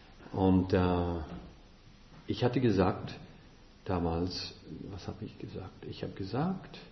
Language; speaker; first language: German; non-native, fluent; English